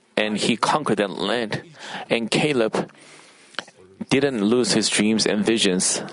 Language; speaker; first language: English; non-native, fluent; Korean